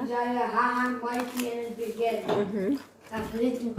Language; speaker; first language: Dutch; non-native, learner; Thai